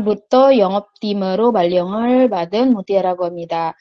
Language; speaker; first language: Korean; non-native, fluent; Indonesian